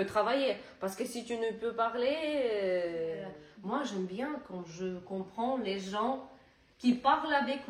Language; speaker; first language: French; non-native, learner; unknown